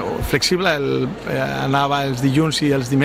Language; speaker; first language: Catalan; non-native, local second language; Spanish